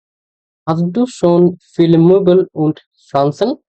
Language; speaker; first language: German; non-native, fluent; Bangla